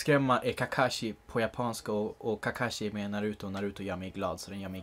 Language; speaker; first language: Swedish; native; Swedish